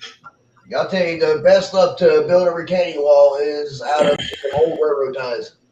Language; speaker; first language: English; native; English